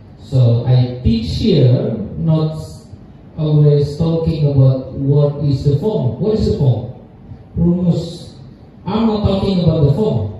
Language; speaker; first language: English; non-native, learner; Indonesian